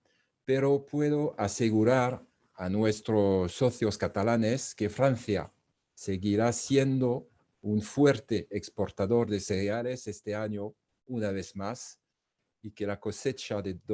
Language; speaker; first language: Spanish; non-native, fluent; French